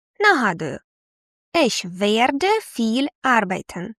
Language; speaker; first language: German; non-native, fluent; Ukrainian